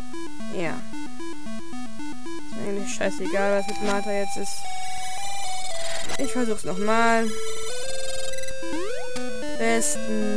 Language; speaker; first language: German; native; German